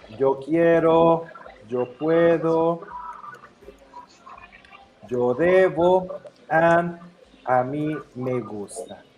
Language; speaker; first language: Spanish; non-native, fluent; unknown